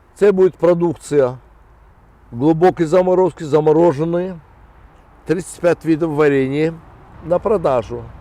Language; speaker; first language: Ukrainian; non-native, fluent; Azerbaijani